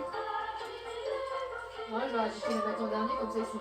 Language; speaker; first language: French; native; French